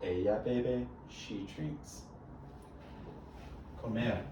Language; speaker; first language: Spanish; non-native, learner; English